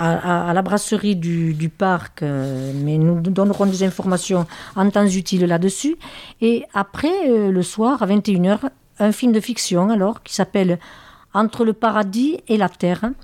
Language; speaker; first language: French; native; French